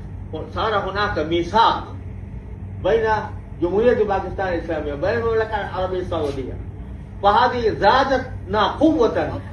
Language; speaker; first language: Arabic; non-native, fluent; Urdu